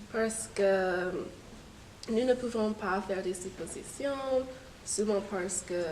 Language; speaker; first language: French; non-native, fluent; English